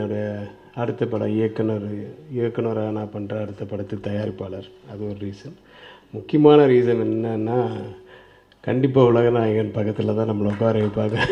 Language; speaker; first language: Tamil; native; Tamil